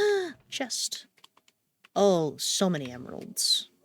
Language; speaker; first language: English; native; English